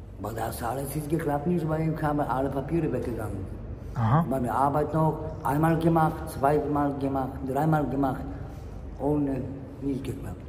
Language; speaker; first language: German; non-native, learner; Polish